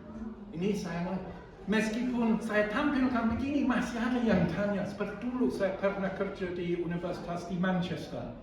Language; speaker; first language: Indonesian; non-native, fluent; English